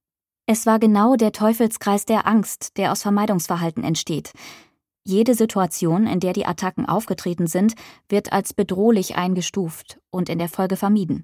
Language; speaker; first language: German; native; German